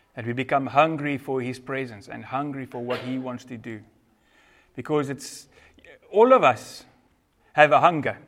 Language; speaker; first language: English; non-native, local second language; Afrikaans